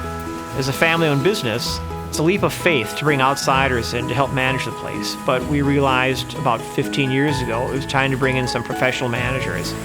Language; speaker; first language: English; native; English